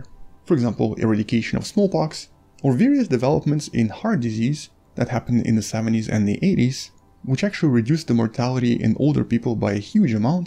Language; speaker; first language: English; non-native, fluent; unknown